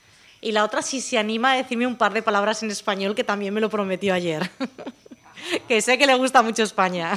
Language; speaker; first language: Spanish; native; Spanish